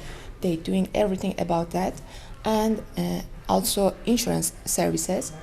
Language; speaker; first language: English; non-native, learner; Persian